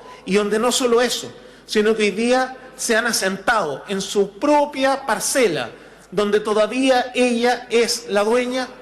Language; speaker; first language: Spanish; native; Spanish